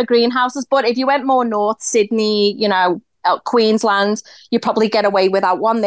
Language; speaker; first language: English; native; English